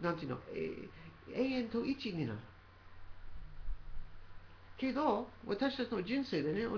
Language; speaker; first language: Japanese; non-native, learner; English